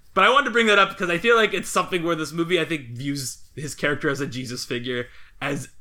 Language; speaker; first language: English; native; English